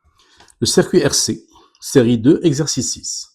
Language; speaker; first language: French; non-native, local second language; Arabic